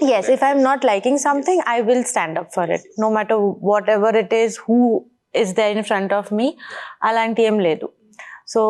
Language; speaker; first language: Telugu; non-native, learner; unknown